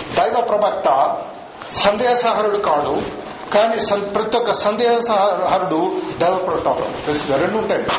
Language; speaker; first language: Telugu; non-native, local second language; Urdu